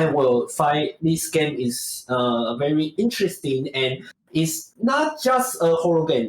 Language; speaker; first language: English; non-native, learner; Chinese